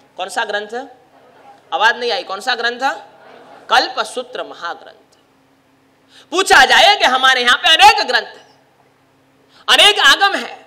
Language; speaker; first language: Hindi; non-native, local second language; Gujarati